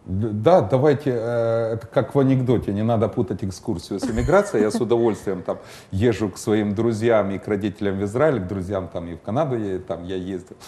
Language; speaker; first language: Russian; non-native, local second language; Ukrainian